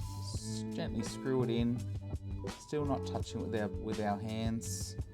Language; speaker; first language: English; native; English